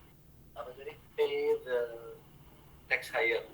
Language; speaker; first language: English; non-native, fluent; Indonesian